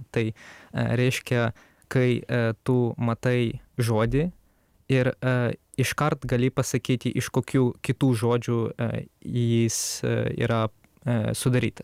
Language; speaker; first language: Lithuanian; non-native, fluent; Ukrainian